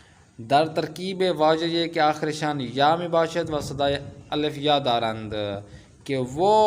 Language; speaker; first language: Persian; non-native, fluent; Urdu